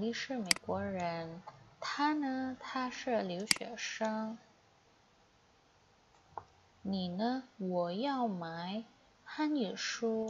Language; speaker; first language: Chinese; non-native, fluent; Indonesian